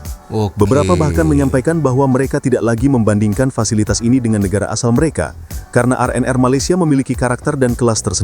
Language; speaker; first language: Indonesian; native; Indonesian